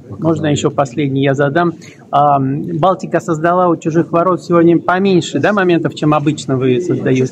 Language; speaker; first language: Russian; native; Russian